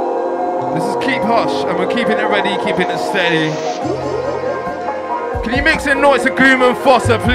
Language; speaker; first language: English; native; English